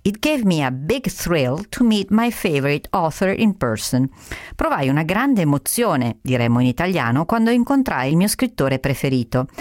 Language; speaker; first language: Italian; native; Italian